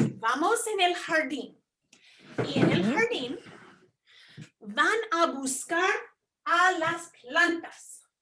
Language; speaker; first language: Spanish; non-native, fluent; English